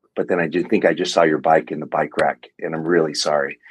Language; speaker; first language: English; native; English